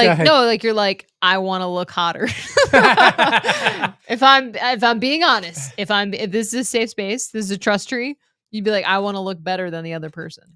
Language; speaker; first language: English; native; English